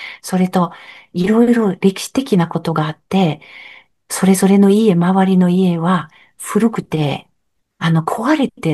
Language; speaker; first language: Japanese; non-native, learner; French